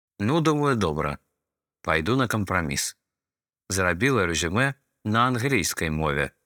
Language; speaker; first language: Belarusian; non-native, local second language; Russian